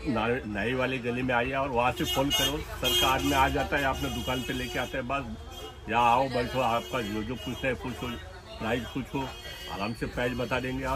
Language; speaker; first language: Hindi; non-native, local second language; Marathi